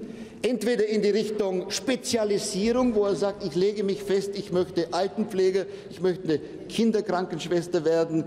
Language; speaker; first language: German; native; German